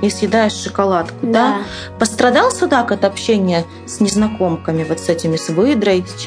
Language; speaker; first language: Russian; native; Russian